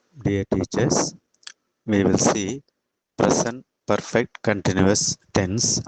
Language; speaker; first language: English; non-native, local second language; Tamil